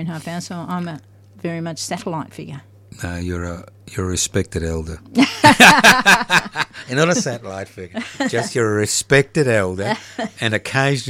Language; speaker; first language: English; non-native, local second language; Italian